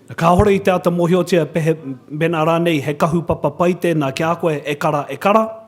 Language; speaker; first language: Māori; native; Māori